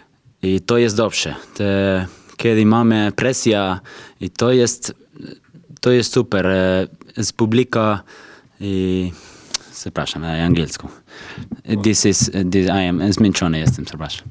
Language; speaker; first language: Polish; non-native, learner; Spanish